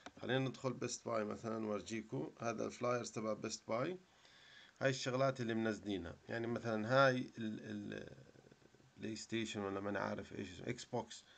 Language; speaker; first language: Arabic; native; Arabic